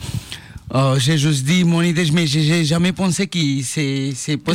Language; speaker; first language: French; non-native, learner; Bangla